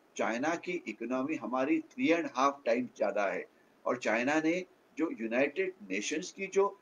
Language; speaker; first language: Hindi; non-native, local second language; Marathi